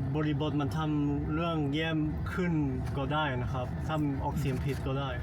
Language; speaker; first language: Thai; non-native, learner; German